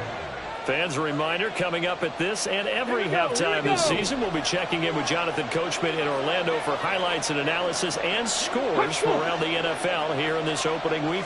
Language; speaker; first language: English; native; English